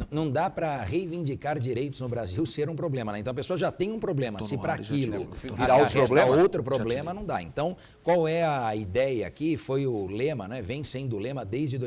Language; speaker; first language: Portuguese; native; Portuguese